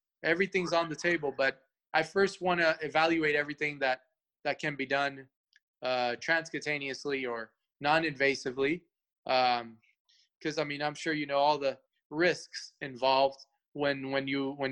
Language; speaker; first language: English; early bilingual, other home language; Spanish